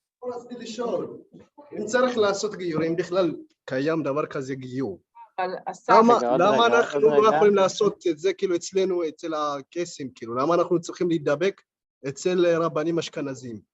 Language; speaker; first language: Hebrew; early bilingual, other home language; Amharic